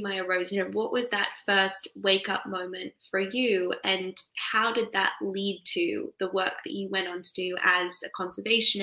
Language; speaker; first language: English; native; English